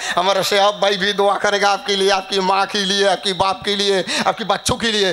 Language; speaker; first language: Hindi; non-native, local second language; Bangla